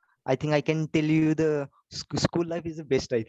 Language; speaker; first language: English; non-native, learner; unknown